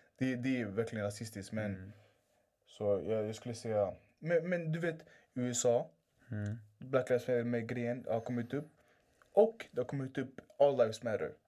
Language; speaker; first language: Swedish; early bilingual, other home language; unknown